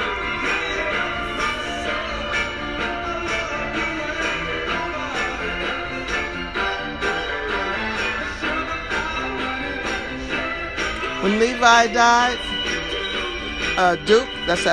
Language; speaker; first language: English; native; English